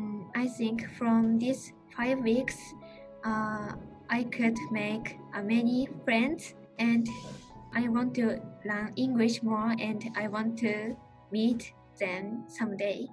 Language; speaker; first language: English; non-native, learner; Japanese